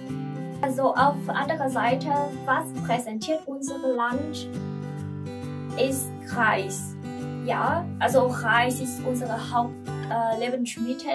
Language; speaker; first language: German; non-native, learner; Vietnamese